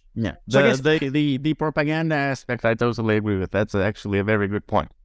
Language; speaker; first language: English; non-native, fluent; Lithuanian